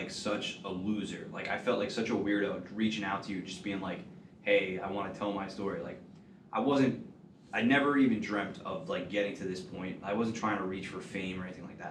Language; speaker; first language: English; native; English